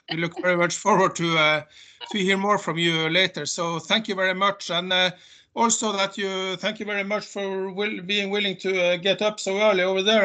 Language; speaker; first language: English; non-native, fluent; Norwegian